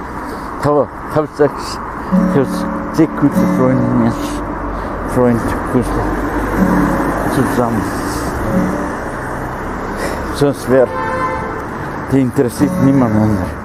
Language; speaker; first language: German; non-native, fluent; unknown